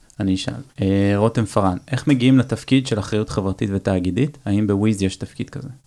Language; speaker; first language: Hebrew; native; Hebrew